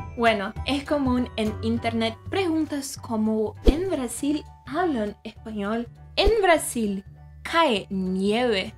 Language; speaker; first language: Spanish; non-native, fluent; Portuguese